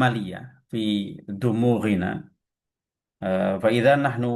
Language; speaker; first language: Arabic; non-native, fluent; Indonesian